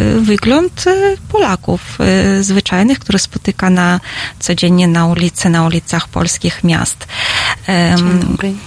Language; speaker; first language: Polish; non-native, fluent; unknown